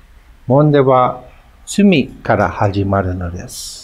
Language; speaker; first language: Japanese; non-native, fluent; English